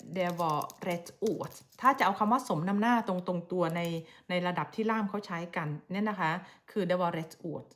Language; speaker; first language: Thai; native; Thai